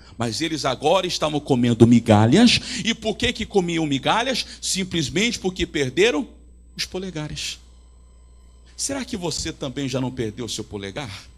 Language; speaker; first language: Portuguese; native; Portuguese